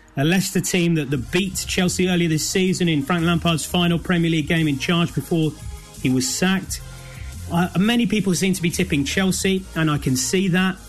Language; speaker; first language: English; native; English